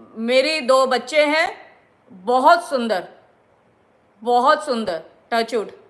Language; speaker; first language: Hindi; non-native, local second language; Marathi